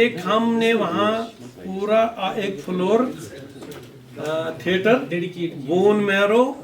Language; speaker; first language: Hindi; non-native, local second language; Kashmiri